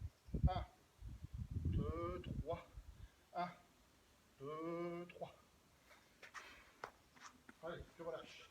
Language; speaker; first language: French; native; French